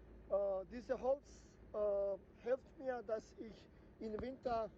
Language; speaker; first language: German; non-native, learner; Bosnian